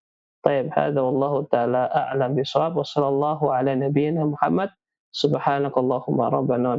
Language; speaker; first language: Arabic; non-native, fluent; Indonesian